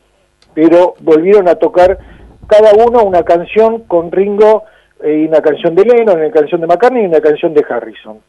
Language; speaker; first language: Spanish; native; Spanish